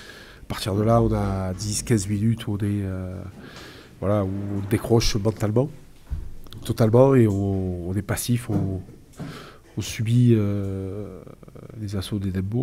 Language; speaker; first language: French; native; French